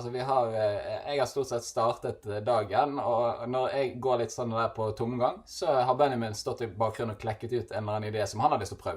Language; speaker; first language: Norwegian; native; Norwegian